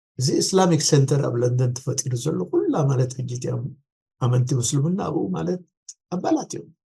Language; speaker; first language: Tigrinya; non-native, local second language; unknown